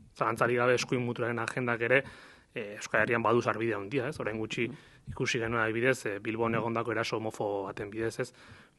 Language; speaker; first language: Basque; native; Basque